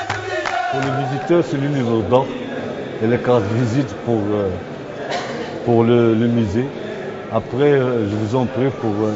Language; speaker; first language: French; non-native, local second language; Arabic